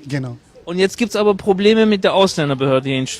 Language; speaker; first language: German; non-native, fluent; Persian